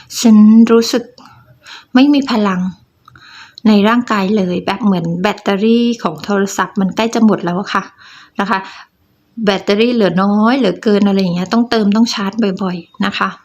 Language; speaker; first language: Thai; native; Thai